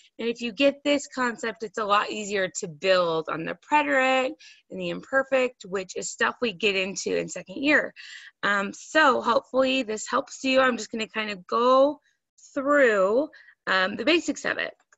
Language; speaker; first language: English; native; English